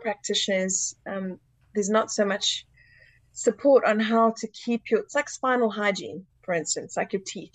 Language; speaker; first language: English; native; English